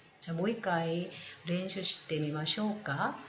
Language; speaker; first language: Japanese; non-native, fluent; Korean